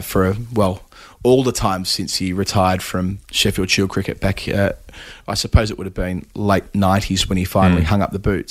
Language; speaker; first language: English; native; English